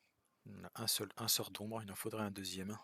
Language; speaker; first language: French; native; French